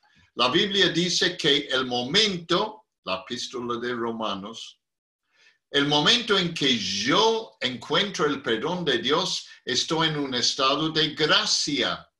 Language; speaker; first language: Spanish; non-native, fluent; English